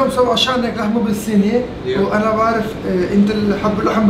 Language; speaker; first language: Arabic; non-native, learner; Turkish